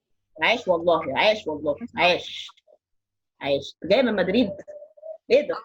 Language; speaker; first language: Arabic; native; Arabic